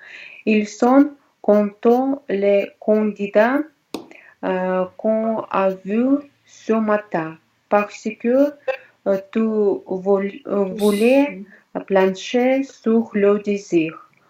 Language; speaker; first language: French; non-native, learner; Russian